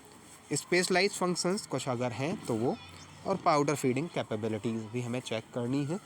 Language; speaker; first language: Hindi; native; Hindi